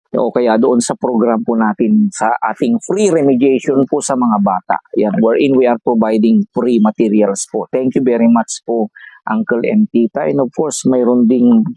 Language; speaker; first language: Filipino; non-native, local second language; Iloko